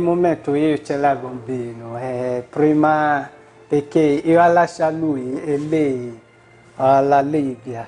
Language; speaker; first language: Italian; non-native, learner; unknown